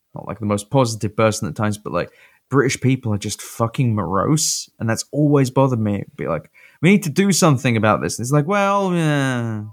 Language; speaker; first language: English; native; English